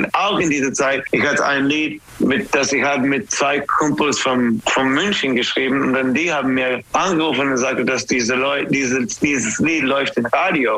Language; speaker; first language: German; non-native, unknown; English